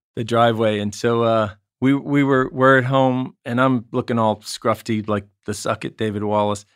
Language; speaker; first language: English; native; English